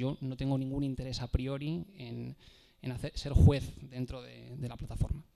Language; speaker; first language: Spanish; native; Spanish